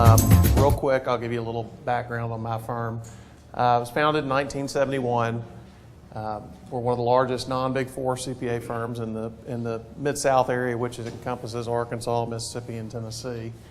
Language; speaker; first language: English; native; English